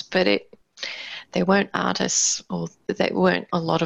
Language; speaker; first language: English; native; English